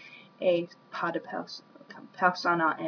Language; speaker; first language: French; non-native, learner; English